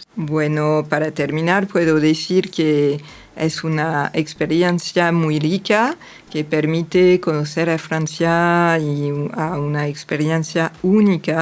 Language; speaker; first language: Spanish; non-native, fluent; French